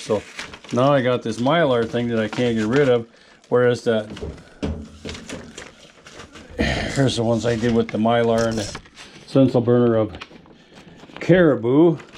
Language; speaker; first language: English; native; English